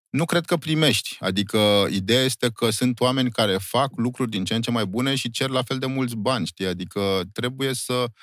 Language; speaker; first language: Romanian; native; Romanian